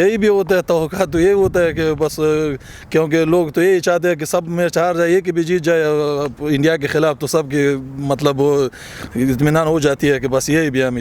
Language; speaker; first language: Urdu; non-native, fluent; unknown